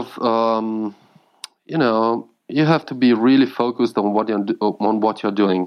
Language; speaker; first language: English; non-native, fluent; Italian